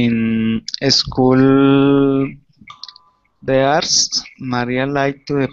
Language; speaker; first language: English; non-native, learner; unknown